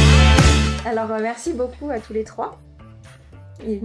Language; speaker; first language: French; native; French